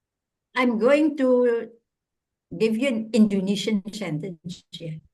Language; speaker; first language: English; non-native, fluent; Indonesian